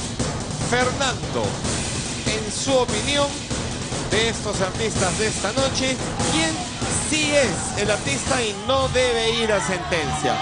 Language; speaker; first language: Spanish; native; Spanish